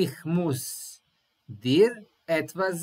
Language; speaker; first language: German; non-native, learner; Serbian